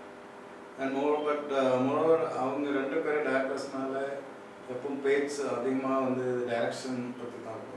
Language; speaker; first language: Tamil; non-native, local second language; Malayalam